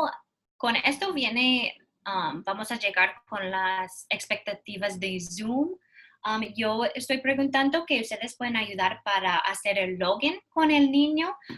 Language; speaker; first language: Spanish; non-native, learner; English